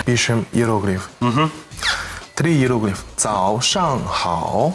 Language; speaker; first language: Russian; non-native, learner; Chinese